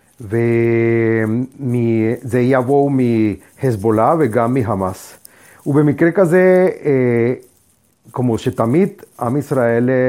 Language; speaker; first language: Hebrew; non-native, fluent; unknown